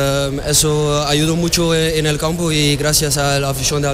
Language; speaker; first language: Spanish; non-native, learner; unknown